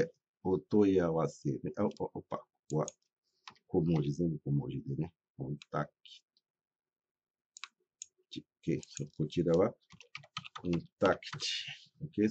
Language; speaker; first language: Japanese; non-native, fluent; Portuguese